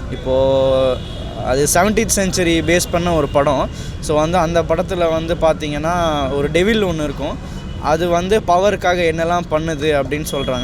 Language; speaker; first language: Tamil; native; Tamil